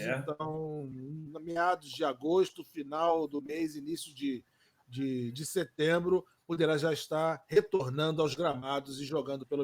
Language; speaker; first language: Portuguese; native; Portuguese